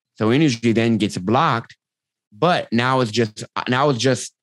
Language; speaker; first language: English; native; English